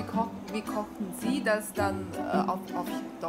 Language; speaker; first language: German; non-native, learner; Chinese